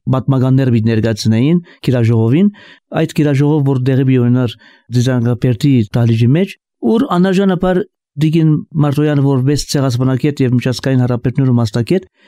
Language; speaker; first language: Armenian; early bilingual, heritage; Armenian